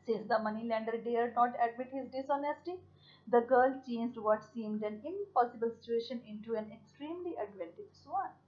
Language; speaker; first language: English; non-native, local second language; Punjabi